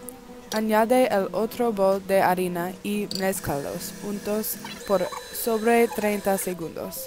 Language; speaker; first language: Spanish; non-native, learner; English